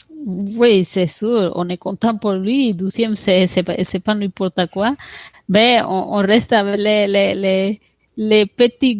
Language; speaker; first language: French; non-native, fluent; Spanish